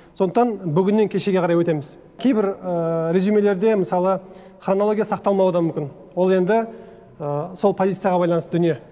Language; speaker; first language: Kazakh; native; Kazakh